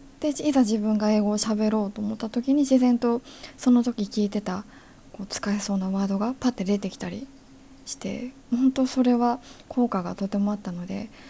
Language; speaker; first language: Japanese; native; Japanese